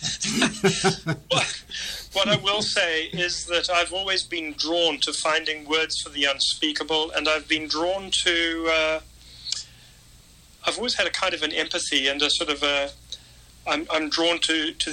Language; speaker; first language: English; native; English